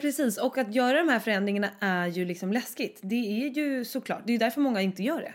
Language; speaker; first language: Swedish; native; Swedish